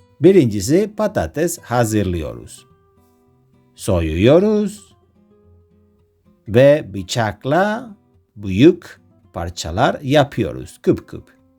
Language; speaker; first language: Turkish; non-native, learner; Spanish